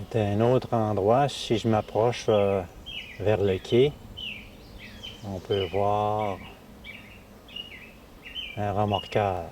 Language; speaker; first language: French; native; French